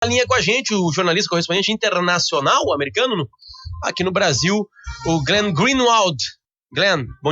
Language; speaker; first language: Portuguese; native; Portuguese